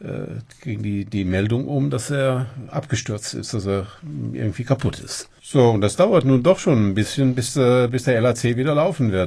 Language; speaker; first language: German; native; German